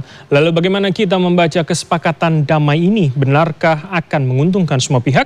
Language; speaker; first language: Indonesian; native; Indonesian